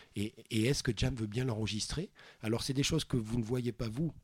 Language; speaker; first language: French; native; French